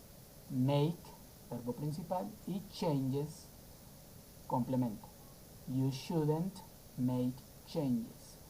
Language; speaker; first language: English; non-native, fluent; Spanish